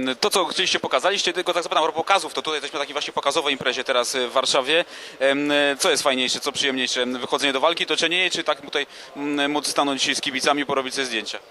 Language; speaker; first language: Polish; native; Polish